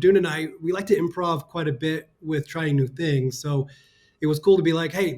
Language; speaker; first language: English; native; English